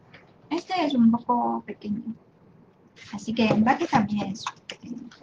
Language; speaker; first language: Spanish; non-native, fluent; Chinese